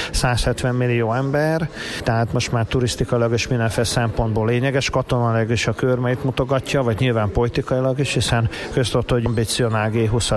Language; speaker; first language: Hungarian; native; Hungarian